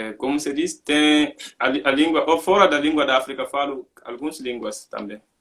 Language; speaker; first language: Portuguese; non-native, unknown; Mandingo